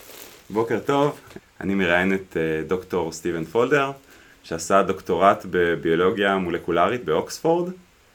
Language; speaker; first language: Hebrew; native; Hebrew